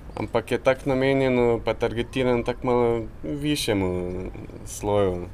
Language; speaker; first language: Slovenian; native; Slovenian